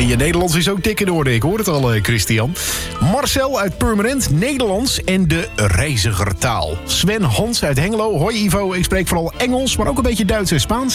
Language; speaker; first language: Dutch; native; Dutch